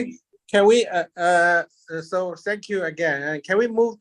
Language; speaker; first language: English; non-native, learner; Chinese